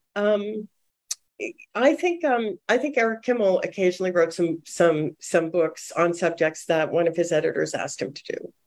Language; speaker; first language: English; native; English